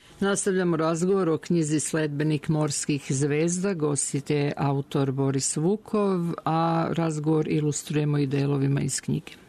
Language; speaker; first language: Serbian; native; Serbian